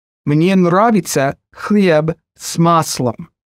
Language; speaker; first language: Russian; non-native, fluent; English